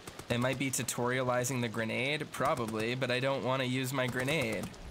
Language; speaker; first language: English; native; English